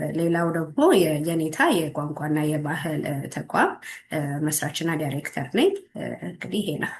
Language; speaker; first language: Amharic; native; Amharic